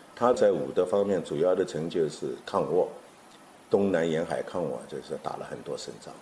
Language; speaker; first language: Chinese; native; Chinese